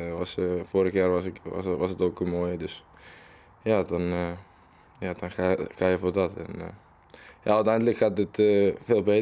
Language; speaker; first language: Dutch; non-native, learner; Icelandic